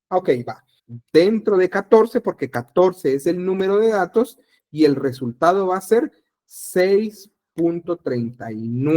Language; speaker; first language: Spanish; native; Spanish